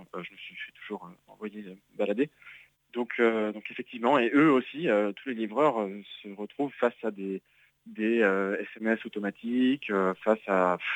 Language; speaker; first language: French; native; French